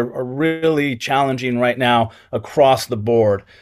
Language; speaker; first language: English; native; English